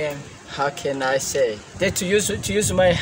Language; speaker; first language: English; non-native, learner; Rundi